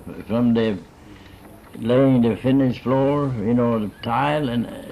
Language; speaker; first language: English; non-native, fluent; Swedish